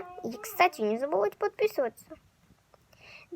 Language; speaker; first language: Russian; native; Russian